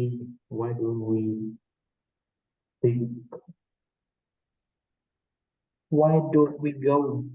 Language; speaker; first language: English; non-native, learner; Vietnamese